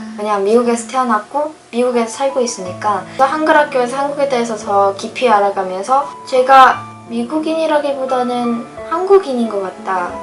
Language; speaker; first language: Korean; early bilingual, heritage; English